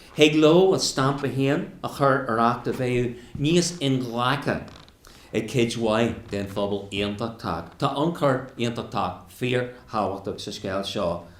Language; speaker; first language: Irish; non-native, local second language; English